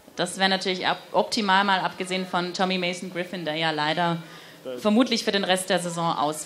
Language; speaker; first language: German; native; German